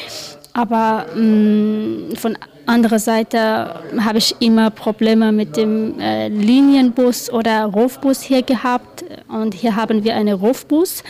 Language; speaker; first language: German; non-native, learner; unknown